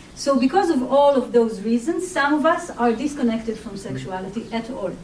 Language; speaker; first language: English; non-native, fluent; Hebrew